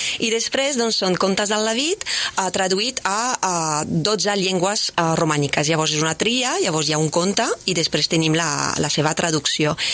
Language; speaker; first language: Catalan; non-native, fluent; French